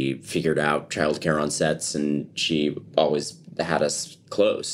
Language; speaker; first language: English; native; English